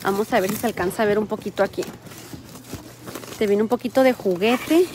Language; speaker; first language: Spanish; native; Spanish